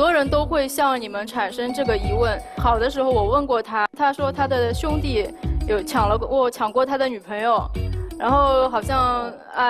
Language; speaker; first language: Chinese; native; Chinese